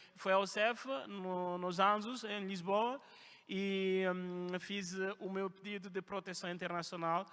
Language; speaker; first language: Portuguese; non-native, fluent; French